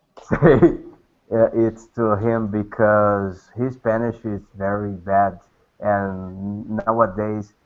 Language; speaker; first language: English; non-native, learner; Portuguese